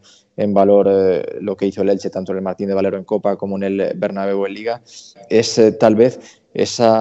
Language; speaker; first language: Spanish; native; Spanish